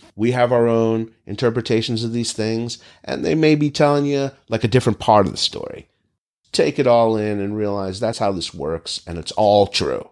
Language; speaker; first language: English; native; English